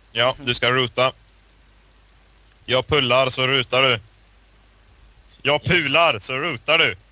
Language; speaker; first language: Swedish; native; Swedish